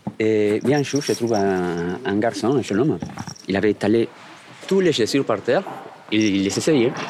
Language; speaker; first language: French; non-native, fluent; Spanish